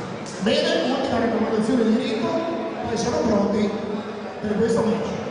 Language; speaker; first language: Italian; native; Italian